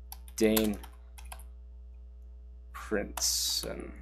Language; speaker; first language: German; non-native, learner; English